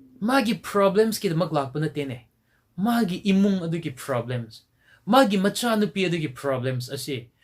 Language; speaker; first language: Manipuri; non-native, local second language; Tangkhul Naga (India)